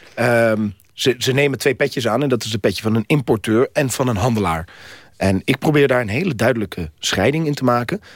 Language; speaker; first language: Dutch; non-native, fluent; Spanish